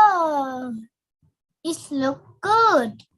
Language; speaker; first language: English; non-native, learner; Vietnamese